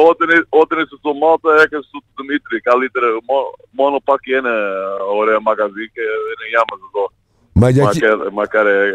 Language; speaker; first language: Greek; non-native, learner; Portuguese